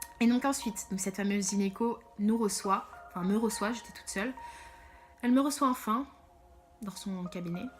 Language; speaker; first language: French; early bilingual, other home language; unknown